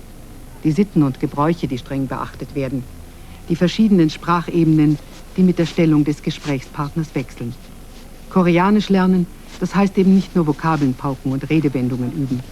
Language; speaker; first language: German; native; German